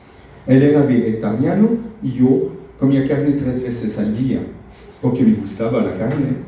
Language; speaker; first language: Spanish; non-native, fluent; French